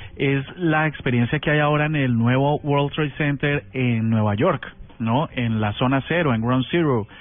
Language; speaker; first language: Spanish; native; Spanish